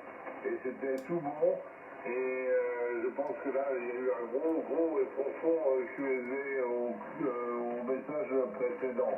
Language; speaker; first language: French; native; French